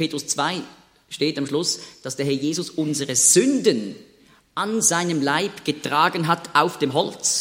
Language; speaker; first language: German; native; German